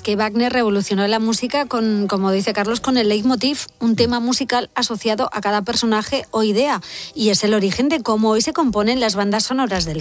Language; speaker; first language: Spanish; native; Spanish